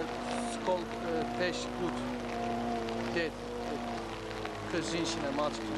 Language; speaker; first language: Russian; non-native, learner; Turkish